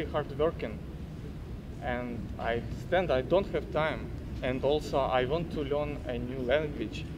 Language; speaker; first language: English; non-native, learner; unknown